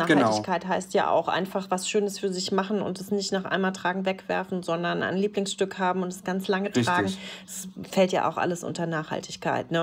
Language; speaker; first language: German; native; German